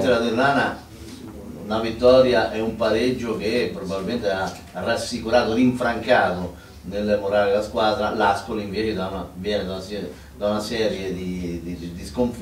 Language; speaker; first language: Italian; native; Italian